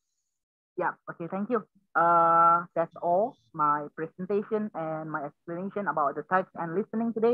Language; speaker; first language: English; non-native, learner; Indonesian